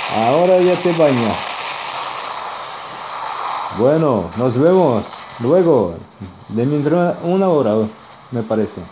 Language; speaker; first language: Spanish; non-native, learner; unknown